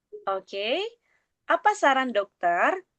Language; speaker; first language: Indonesian; native; Indonesian